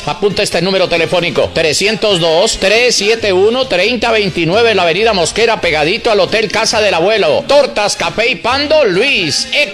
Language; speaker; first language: Spanish; native; Spanish